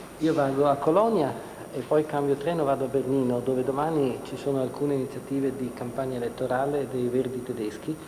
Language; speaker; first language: Italian; non-native, local second language; German